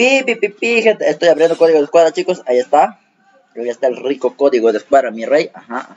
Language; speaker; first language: Spanish; native; Spanish